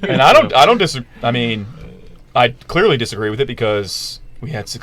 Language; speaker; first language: English; native; English